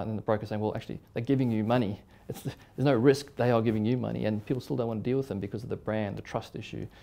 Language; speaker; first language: English; native; English